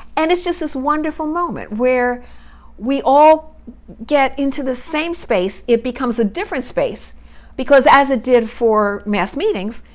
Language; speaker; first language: English; native; English